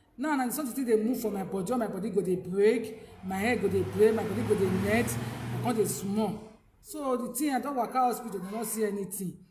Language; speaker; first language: Nigerian Pidgin; non-native, local second language; Bini